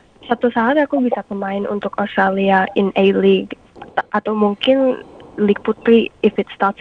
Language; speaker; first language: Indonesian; early bilingual, heritage; English